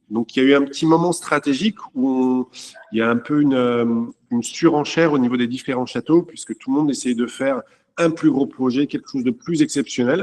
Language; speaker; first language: French; native; French